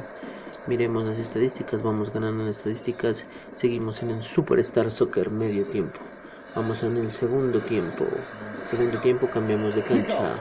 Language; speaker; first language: Spanish; native; Spanish